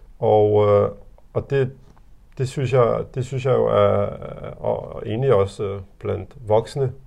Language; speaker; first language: Danish; early bilingual, other home language; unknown